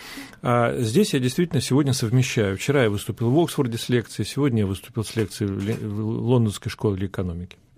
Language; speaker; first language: Russian; native; Russian